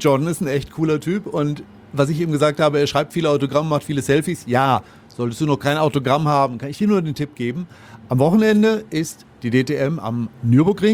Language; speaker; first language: German; native; German